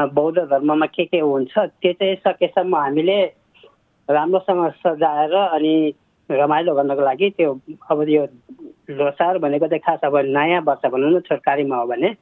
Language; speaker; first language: Nepali; non-native, local second language; Sherpa